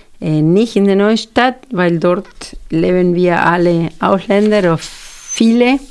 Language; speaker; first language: German; non-native, fluent; Spanish